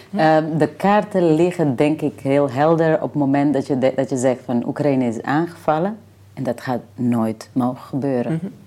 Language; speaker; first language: Dutch; non-native, fluent; Serbian